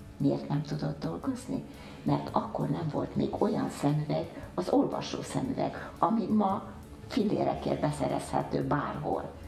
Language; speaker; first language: Hungarian; early bilingual, heritage; Hungarian